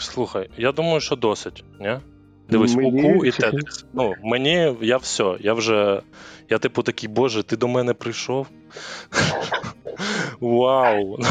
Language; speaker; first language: Ukrainian; native; Ukrainian